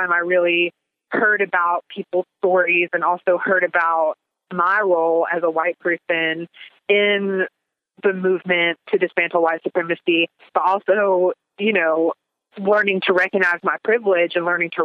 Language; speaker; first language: English; native; English